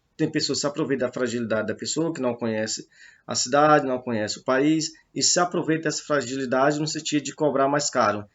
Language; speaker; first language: Portuguese; native; Portuguese